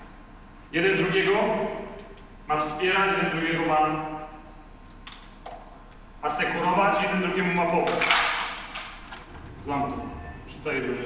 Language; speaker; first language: Polish; native; Polish